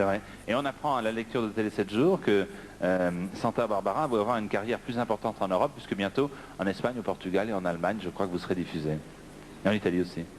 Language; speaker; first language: French; native; French